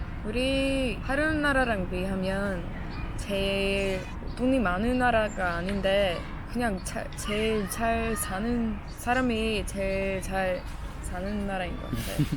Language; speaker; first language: Korean; non-native, fluent; Swedish